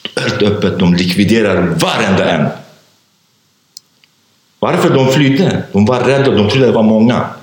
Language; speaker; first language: Swedish; non-native, fluent; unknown